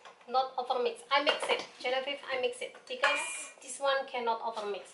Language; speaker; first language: English; non-native, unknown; Indonesian